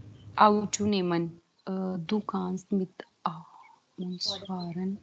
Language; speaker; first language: German; non-native, learner; Hindi